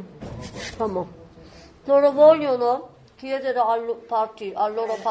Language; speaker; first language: Italian; non-native, fluent; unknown